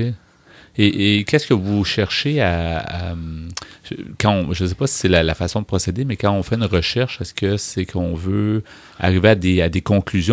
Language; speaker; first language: French; native; French